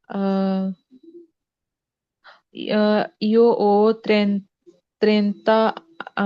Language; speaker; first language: Italian; non-native, learner; Punjabi